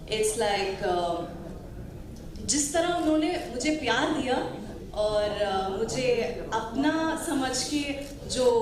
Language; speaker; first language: Hindi; non-native, local second language; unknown